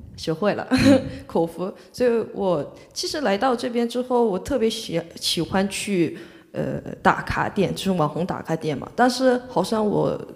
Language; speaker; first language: Chinese; non-native, fluent; Korean